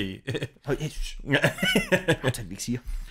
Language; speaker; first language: Danish; native; Danish